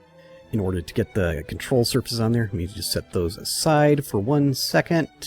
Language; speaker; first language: English; native; English